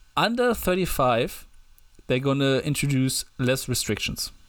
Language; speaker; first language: English; non-native, fluent; German